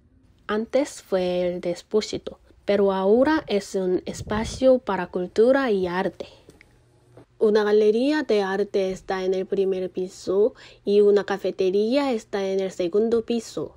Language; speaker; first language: Spanish; non-native, learner; Korean